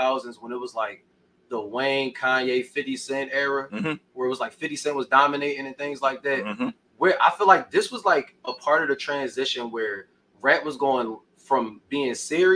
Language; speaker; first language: English; native; English